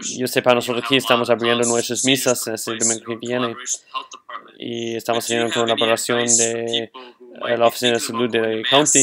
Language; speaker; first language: Spanish; non-native, learner; English